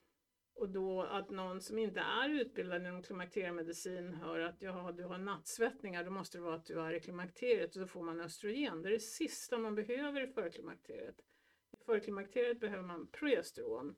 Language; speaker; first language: Swedish; native; Swedish